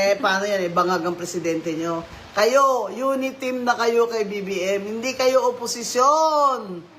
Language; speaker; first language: Filipino; non-native, local second language; Hiligaynon